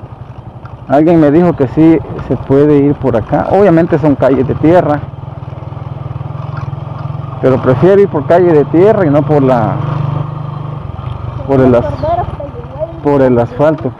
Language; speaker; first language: Spanish; native; Spanish